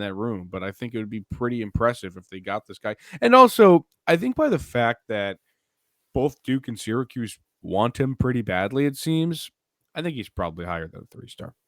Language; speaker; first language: English; native; English